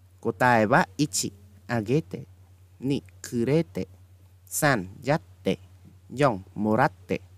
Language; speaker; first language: Japanese; non-native, fluent; Khmer